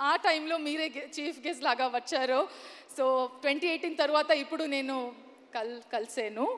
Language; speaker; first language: Telugu; non-native, learner; Kannada